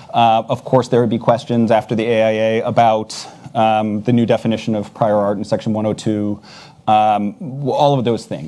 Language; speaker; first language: English; native; English